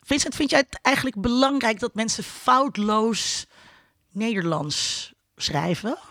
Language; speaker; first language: Dutch; native; Dutch